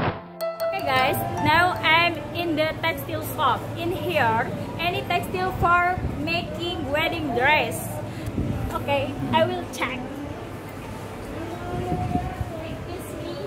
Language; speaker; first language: English; non-native, learner; Indonesian